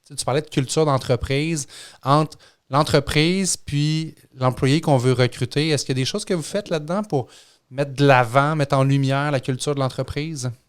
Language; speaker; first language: French; native; French